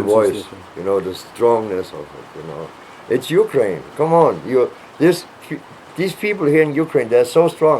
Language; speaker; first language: English; non-native, fluent; Danish